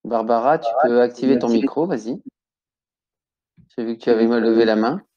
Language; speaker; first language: French; native; French